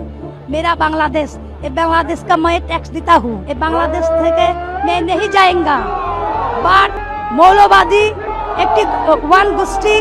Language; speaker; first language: Hindi; non-native, learner; Bangla